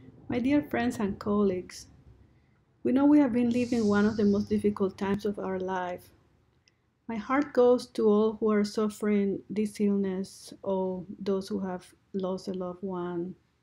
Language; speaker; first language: English; non-native, fluent; Spanish